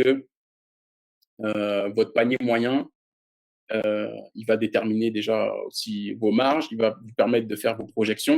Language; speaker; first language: French; native; French